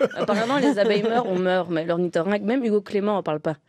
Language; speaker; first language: French; native; French